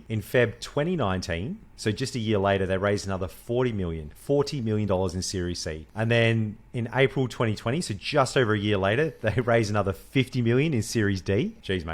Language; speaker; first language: English; native; English